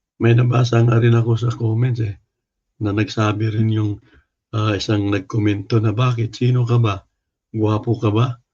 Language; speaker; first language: Filipino; non-native, local second language; Cebuano